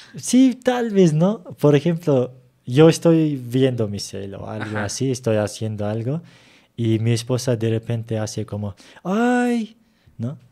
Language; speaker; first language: Spanish; non-native, fluent; Turkish